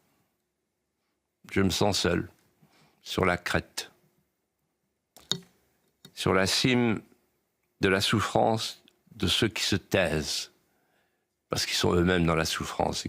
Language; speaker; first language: French; native; French